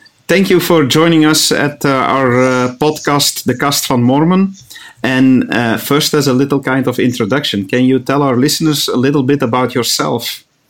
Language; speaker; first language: English; non-native, fluent; Dutch